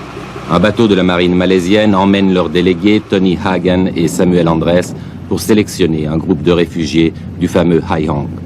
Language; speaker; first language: French; native; French